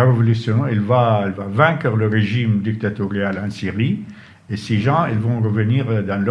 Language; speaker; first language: French; non-native, fluent; Arabic